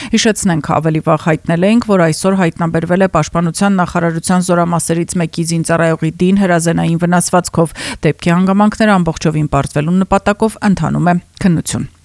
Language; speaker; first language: Armenian; native; Armenian